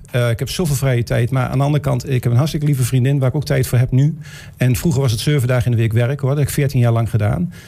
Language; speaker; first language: Dutch; native; Dutch